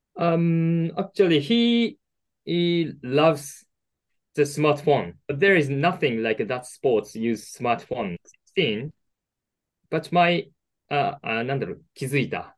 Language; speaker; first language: English; non-native, learner; Japanese